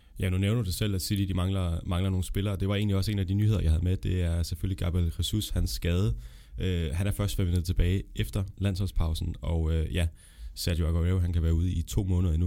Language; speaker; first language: Danish; native; Danish